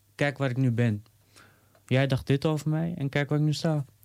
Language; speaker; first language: Dutch; native; Dutch